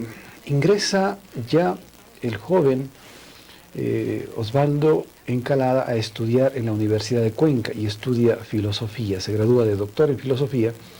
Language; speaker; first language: Spanish; native; Spanish